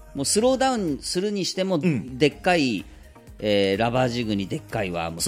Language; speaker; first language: Japanese; native; Japanese